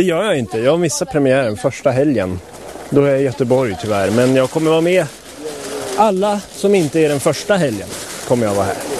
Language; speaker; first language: Swedish; native; Swedish